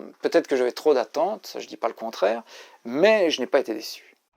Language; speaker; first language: French; native; French